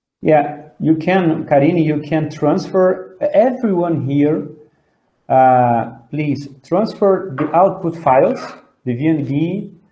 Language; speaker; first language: English; non-native, fluent; Portuguese